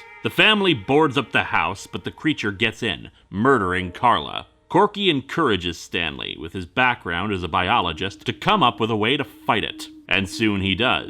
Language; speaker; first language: English; native; English